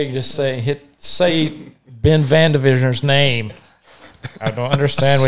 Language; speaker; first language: English; native; English